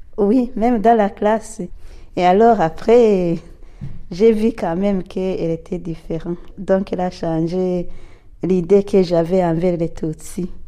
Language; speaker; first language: French; non-native, local second language; Rundi